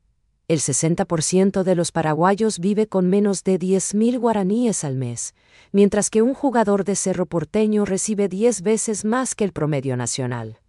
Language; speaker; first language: Spanish; native; Spanish